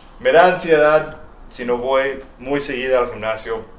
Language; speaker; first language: Spanish; non-native, fluent; English